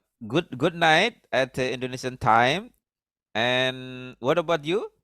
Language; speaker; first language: English; non-native, learner; Indonesian